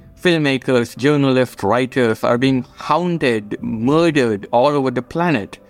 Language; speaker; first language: English; non-native, local second language; Gujarati